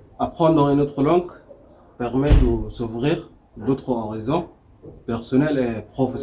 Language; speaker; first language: French; non-native, learner; Arabic